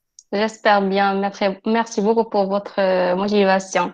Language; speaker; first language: French; non-native, local second language; Arabic